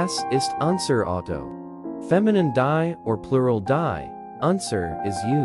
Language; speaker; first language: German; non-native, learner; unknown